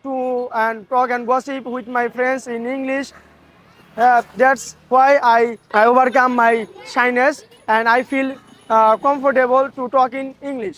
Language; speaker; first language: English; non-native, learner; Bangla